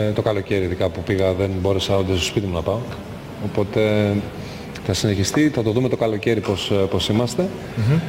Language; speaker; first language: Greek; native; Greek